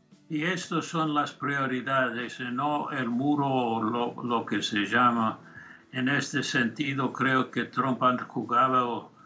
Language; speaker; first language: Spanish; non-native, fluent; English